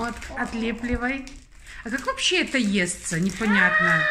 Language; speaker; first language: Russian; native; Russian